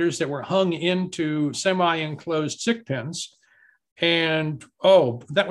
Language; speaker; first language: English; native; English